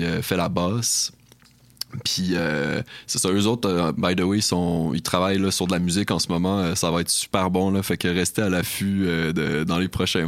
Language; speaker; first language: French; native; French